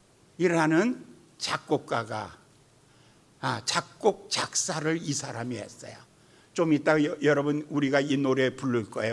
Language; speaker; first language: Korean; native; Korean